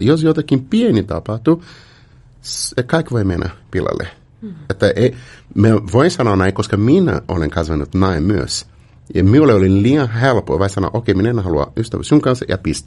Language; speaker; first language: Finnish; non-native, fluent; Portuguese